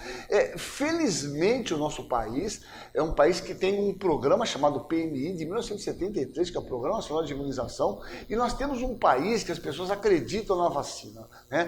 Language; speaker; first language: Portuguese; native; Portuguese